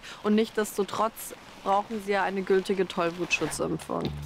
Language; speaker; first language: German; native; German